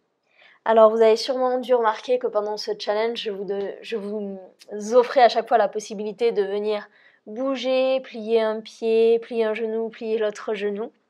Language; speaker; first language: French; native; French